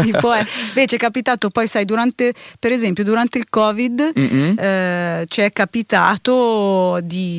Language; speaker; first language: Italian; native; Italian